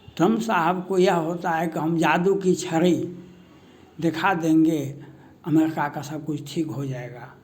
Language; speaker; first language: Hindi; native; Hindi